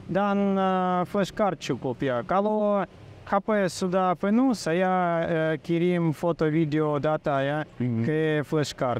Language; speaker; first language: Indonesian; non-native, learner; Russian